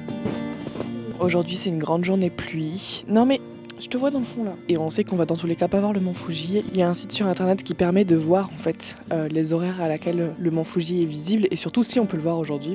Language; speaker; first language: French; native; French